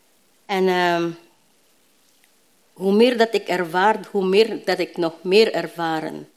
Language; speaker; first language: Dutch; non-native, learner; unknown